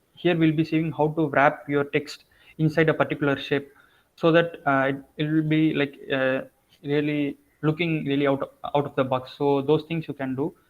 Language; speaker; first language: English; non-native, local second language; Tamil